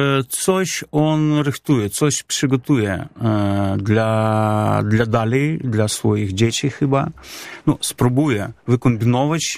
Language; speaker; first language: Polish; non-native, fluent; Belarusian